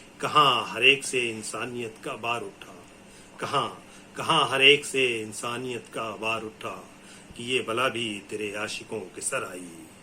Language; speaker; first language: Urdu; native; Urdu